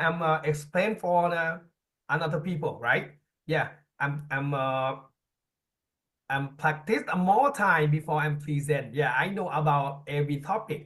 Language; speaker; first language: English; non-native, learner; Thai